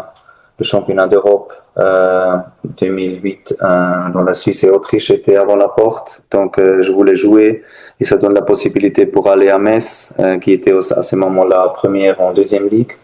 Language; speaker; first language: French; non-native, learner; German